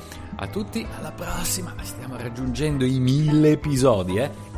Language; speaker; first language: Italian; native; Italian